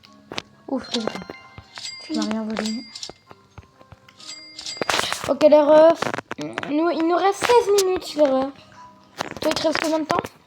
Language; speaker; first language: French; native; French